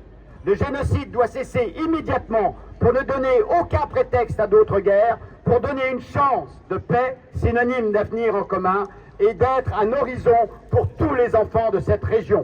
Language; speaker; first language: French; native; French